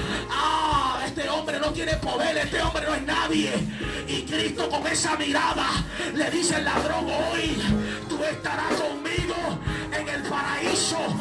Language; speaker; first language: Spanish; early bilingual, heritage; Spanish